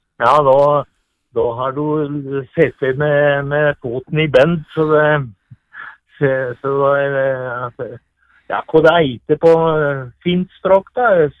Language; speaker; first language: Norwegian; native; Norwegian